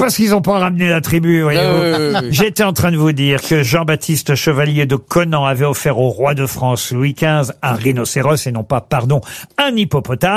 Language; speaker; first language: French; native; French